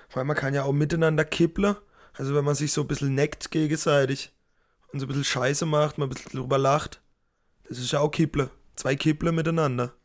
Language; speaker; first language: German; native; German